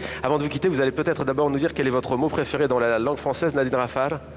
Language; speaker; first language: French; native; French